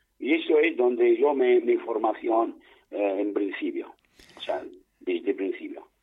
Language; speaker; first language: Spanish; non-native, fluent; Arabic